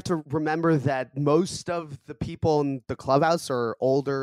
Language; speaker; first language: English; early bilingual, other home language; Korean